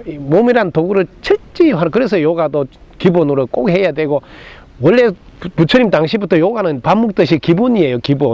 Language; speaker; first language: Korean; native; Korean